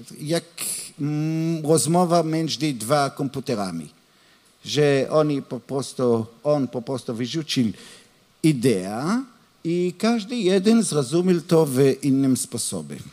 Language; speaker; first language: Polish; non-native, learner; Hebrew